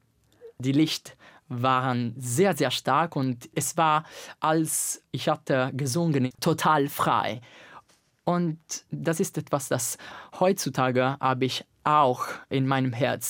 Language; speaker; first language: German; non-native, fluent; Italian